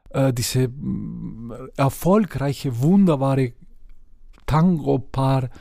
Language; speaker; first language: German; non-native, fluent; Spanish